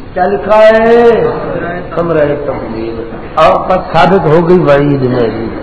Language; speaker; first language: Urdu; non-native, local second language; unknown